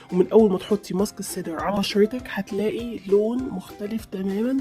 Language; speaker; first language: Arabic; native; Arabic